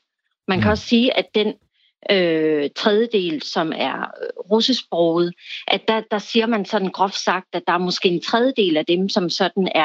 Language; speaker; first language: Danish; native; Danish